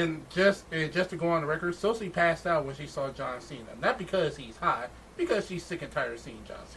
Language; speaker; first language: English; native; English